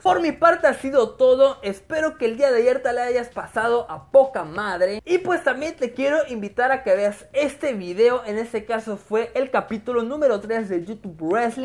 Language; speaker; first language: Spanish; native; Spanish